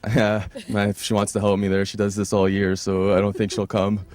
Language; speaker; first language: English; native; English